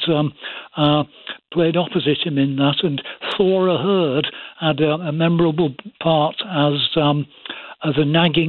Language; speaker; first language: English; native; English